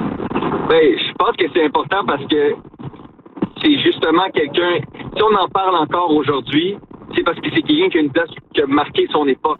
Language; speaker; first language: French; native; French